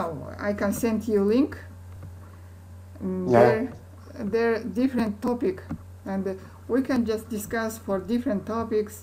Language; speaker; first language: English; non-native, learner; Kazakh